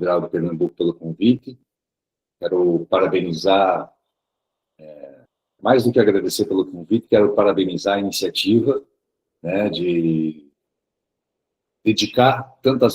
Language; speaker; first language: Portuguese; early bilingual, other home language; Korean